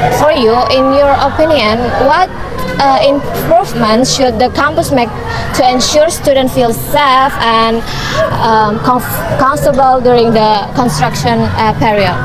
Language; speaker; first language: English; non-native, learner; Indonesian